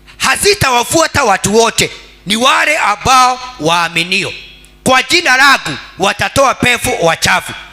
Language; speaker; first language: Swahili; non-native, local second language; Kikuyu